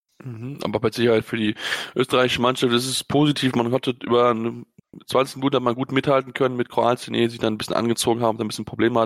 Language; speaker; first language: German; native; German